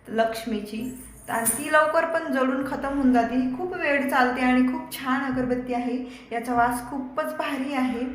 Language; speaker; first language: Marathi; non-native, local second language; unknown